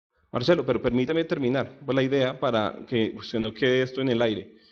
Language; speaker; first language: Spanish; native; Spanish